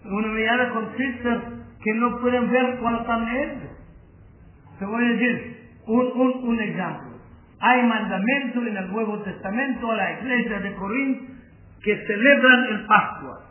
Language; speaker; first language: Spanish; non-native, learner; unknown